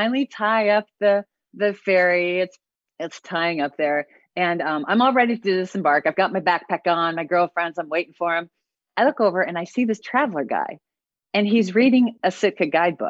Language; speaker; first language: English; native; English